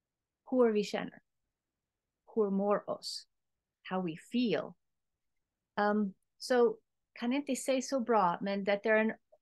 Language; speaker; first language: Swedish; non-native, learner; English